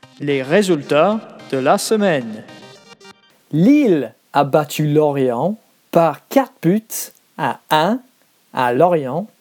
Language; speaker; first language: French; non-native, learner; English